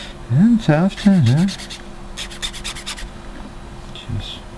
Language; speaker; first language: English; non-native, learner; Russian